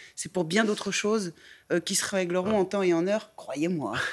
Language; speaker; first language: French; native; French